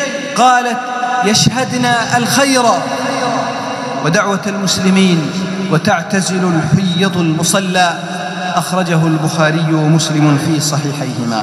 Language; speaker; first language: Arabic; native; Arabic